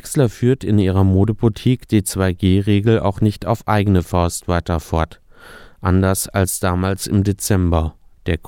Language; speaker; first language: German; native; German